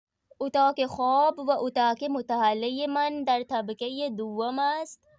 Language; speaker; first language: Persian; non-native, fluent; Urdu